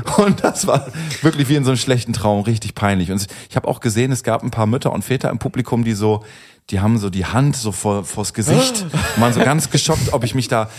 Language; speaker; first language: German; native; German